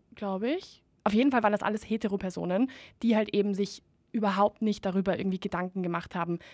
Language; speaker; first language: German; non-native, fluent; Spanish